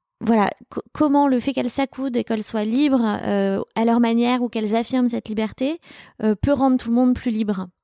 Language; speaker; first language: French; native; French